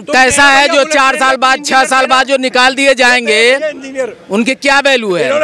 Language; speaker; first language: Hindi; native; Hindi